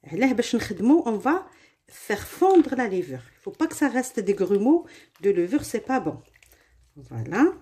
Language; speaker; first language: French; non-native, local second language; Arabic